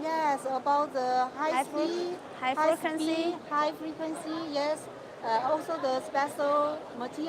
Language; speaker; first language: English; non-native, local second language; Chinese